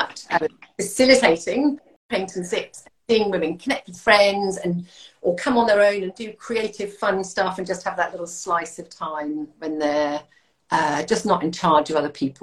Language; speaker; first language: English; native; English